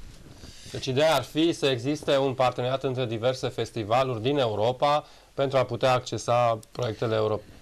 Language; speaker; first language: Romanian; native; Romanian